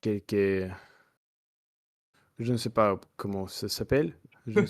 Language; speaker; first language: French; non-native, learner; Russian